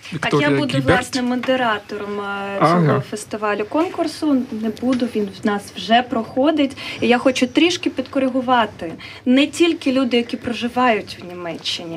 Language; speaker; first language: Ukrainian; native; Ukrainian